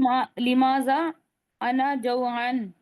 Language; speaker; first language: Arabic; non-native, learner; Urdu